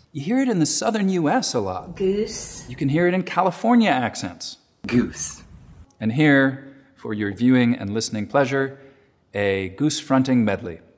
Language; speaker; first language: English; native; English